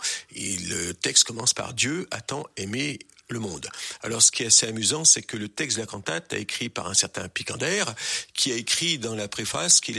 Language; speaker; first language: French; native; French